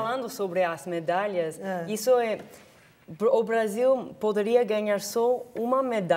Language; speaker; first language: Portuguese; non-native, fluent; English